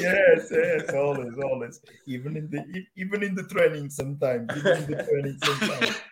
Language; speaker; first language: English; non-native, learner; Portuguese